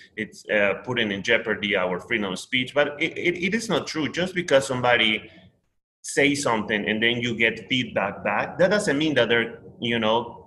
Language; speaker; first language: English; non-native, fluent; Spanish